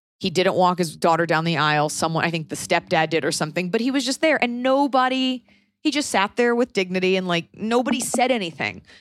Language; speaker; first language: English; native; English